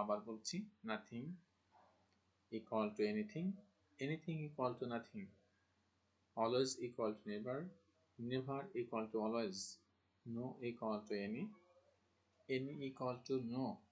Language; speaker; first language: English; non-native, local second language; Bangla